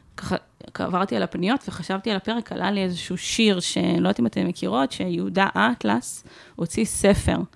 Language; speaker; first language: Hebrew; native; Hebrew